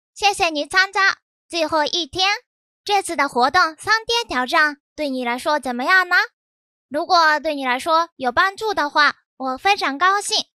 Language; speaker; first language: Chinese; non-native, fluent; Japanese